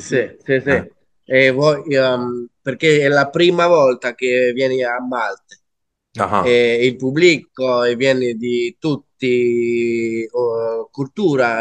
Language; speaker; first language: Italian; non-native, learner; French